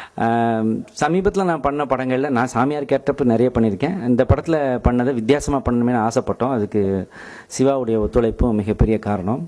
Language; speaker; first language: Tamil; native; Tamil